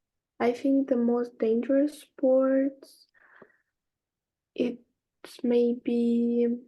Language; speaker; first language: English; non-native, learner; Russian